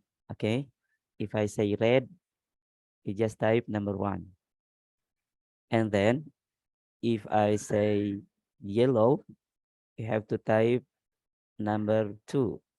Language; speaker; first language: English; non-native, learner; Indonesian